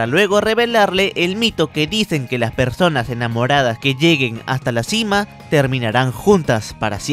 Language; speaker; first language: Spanish; native; Spanish